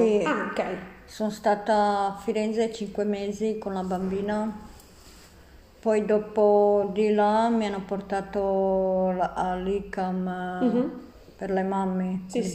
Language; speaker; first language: Italian; non-native, learner; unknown